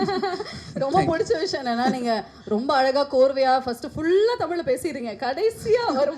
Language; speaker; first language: Tamil; native; Tamil